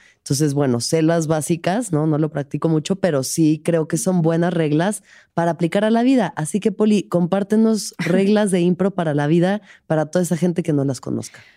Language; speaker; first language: Spanish; native; Spanish